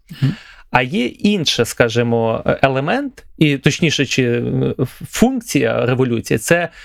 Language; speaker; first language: Ukrainian; native; Ukrainian